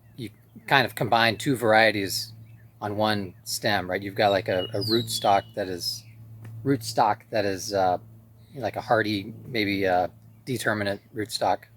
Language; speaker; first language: English; native; English